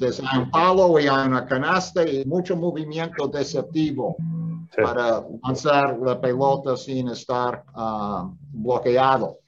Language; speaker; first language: Spanish; non-native, fluent; English